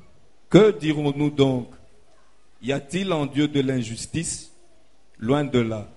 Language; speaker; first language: French; non-native, local second language; Lingala